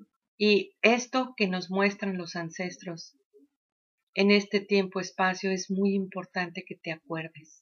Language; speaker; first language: Spanish; native; Spanish